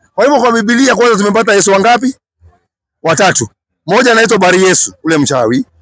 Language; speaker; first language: Swahili; non-native, local second language; Kikuyu